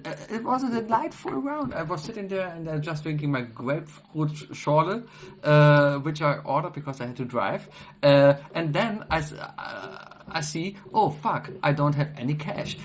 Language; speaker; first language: English; non-native, fluent; German